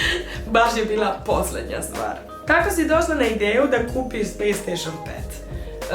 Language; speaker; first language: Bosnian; non-native, fluent; Spanish